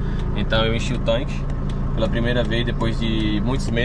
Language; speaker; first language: Portuguese; native; Portuguese